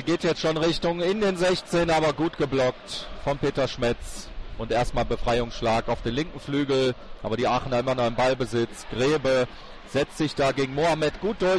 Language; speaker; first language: German; native; German